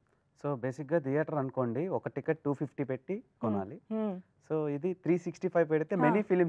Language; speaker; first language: Telugu; native; Telugu